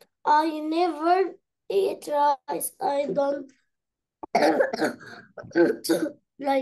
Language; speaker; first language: English; non-native, learner; Arabic